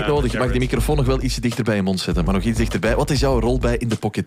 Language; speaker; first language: Dutch; native; Dutch